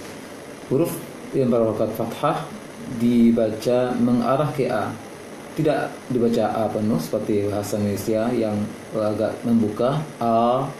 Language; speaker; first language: Indonesian; native; Indonesian